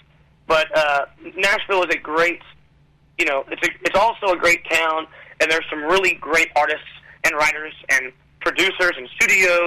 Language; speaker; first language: English; native; English